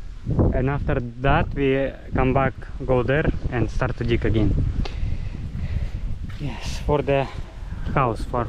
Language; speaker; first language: English; non-native, learner; Russian